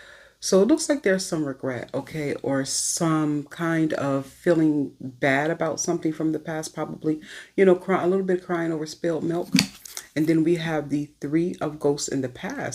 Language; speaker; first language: English; native; English